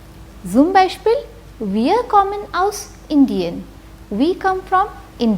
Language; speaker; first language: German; non-native, fluent; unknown